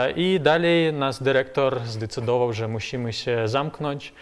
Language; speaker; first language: Polish; non-native, learner; Belarusian